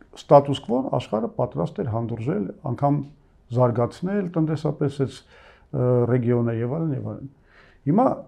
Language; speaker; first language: Armenian; native; Armenian